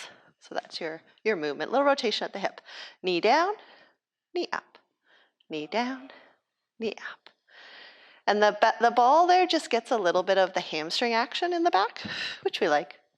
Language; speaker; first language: English; native; English